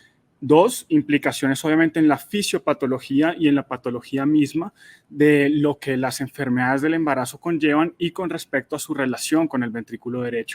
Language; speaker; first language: Spanish; native; Spanish